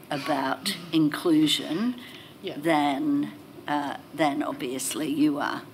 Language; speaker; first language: English; native; English